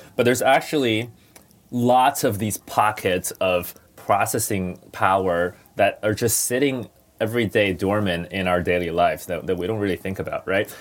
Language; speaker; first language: English; non-native, fluent; Chinese